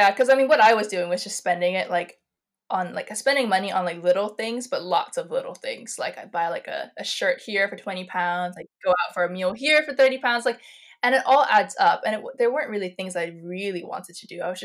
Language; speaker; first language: English; native; English